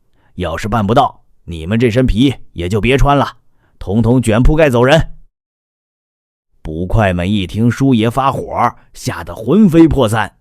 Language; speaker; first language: Chinese; native; Chinese